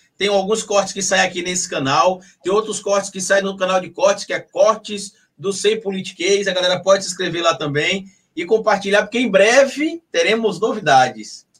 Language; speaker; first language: Portuguese; native; Portuguese